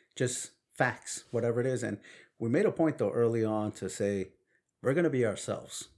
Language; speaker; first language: English; early bilingual, other home language; Spanish